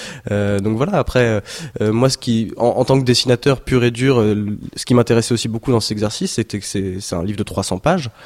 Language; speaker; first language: French; native; French